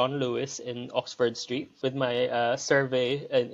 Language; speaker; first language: English; non-native, local second language; Filipino